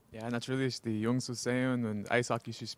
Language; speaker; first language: German; non-native, learner; English